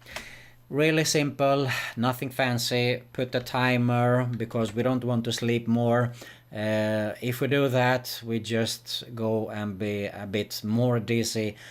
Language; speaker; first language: English; non-native, fluent; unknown